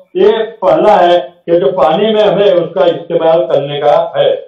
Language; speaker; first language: Hindi; non-native, local second language; Gujarati